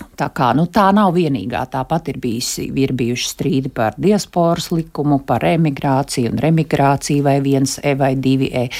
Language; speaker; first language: Latvian; native; Latvian